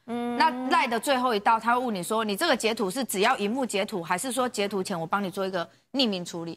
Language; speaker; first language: Chinese; native; Chinese